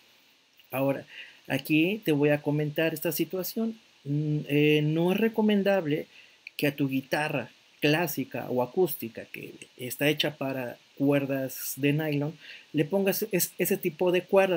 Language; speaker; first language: Spanish; native; Spanish